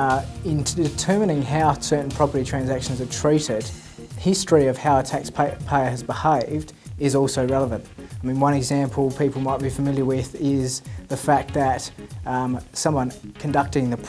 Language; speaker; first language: English; native; English